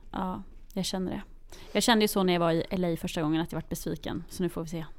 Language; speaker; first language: Swedish; native; Swedish